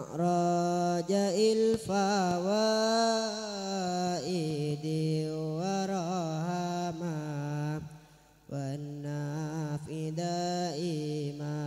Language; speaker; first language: Arabic; non-native, learner; Madurese